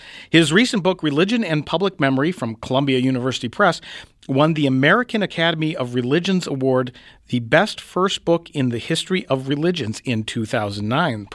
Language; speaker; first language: English; native; English